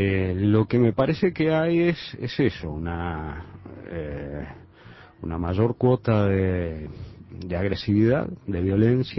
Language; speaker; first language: Spanish; native; Spanish